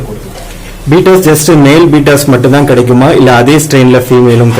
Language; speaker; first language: Tamil; native; Tamil